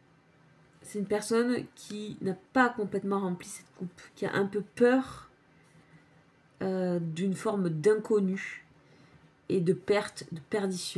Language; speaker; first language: French; native; French